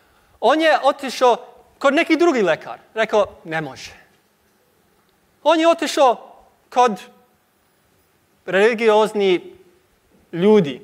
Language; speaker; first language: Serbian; non-native, learner; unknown